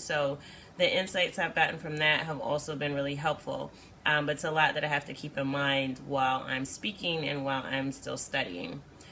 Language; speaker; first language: English; native; English